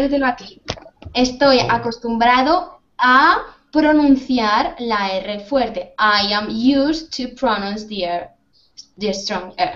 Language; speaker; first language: Spanish; native; Spanish